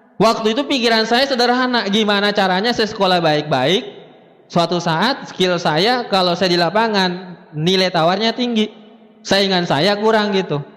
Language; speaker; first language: Indonesian; native; Indonesian